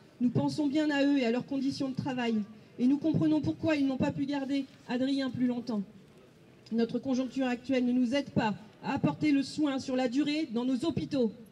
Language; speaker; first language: French; native; French